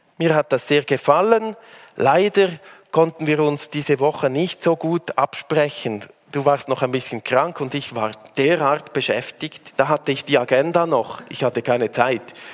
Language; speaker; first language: German; native; German